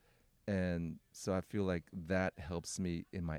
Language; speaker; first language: English; native; English